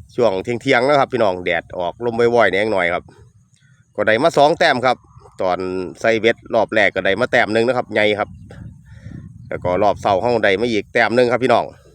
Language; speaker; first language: Thai; native; Thai